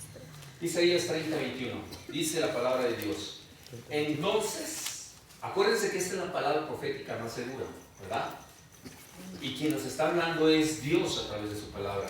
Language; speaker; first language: Spanish; native; Spanish